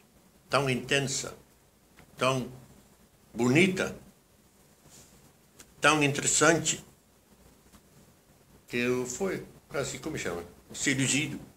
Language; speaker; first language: Portuguese; non-native, fluent; Dutch